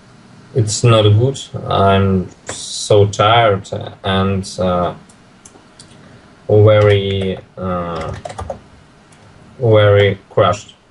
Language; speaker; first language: English; non-native, learner; Russian